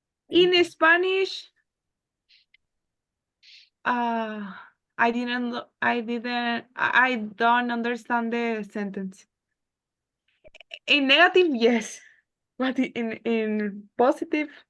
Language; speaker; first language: English; non-native, learner; Spanish